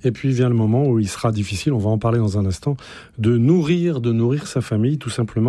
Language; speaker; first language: French; native; French